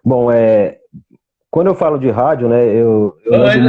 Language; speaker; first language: Portuguese; native; Portuguese